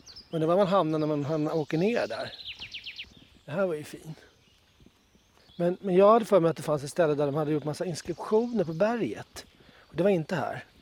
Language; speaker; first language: Swedish; native; Swedish